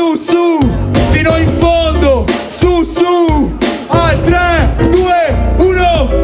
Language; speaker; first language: Italian; native; Italian